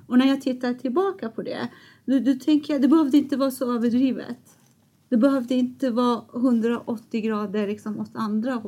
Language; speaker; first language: Swedish; non-native, fluent; Persian